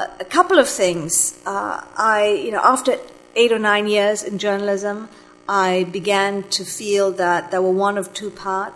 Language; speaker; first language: English; non-native, local second language; Tamil